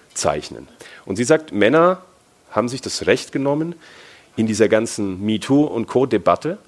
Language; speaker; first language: German; native; German